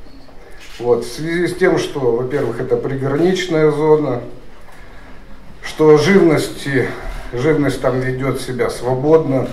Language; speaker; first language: Russian; native; Russian